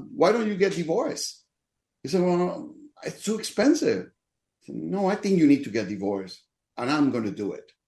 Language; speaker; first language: English; non-native, fluent; Spanish